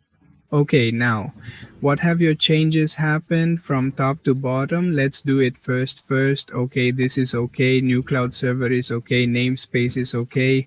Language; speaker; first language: English; non-native, learner; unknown